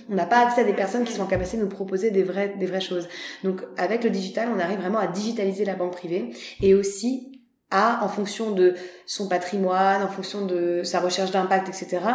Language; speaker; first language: French; native; French